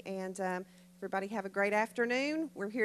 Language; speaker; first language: English; native; English